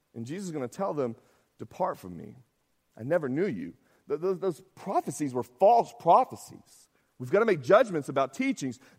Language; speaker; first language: English; native; English